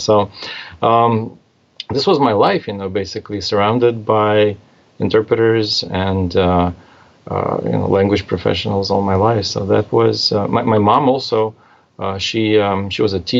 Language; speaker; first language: English; non-native, fluent; Russian